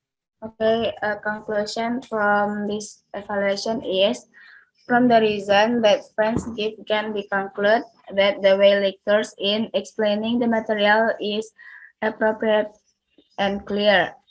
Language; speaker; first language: English; non-native, learner; Indonesian